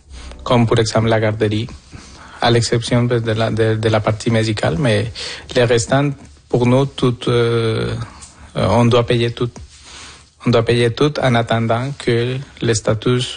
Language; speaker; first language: French; non-native, fluent; Spanish